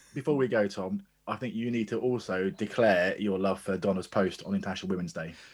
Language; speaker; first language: English; native; English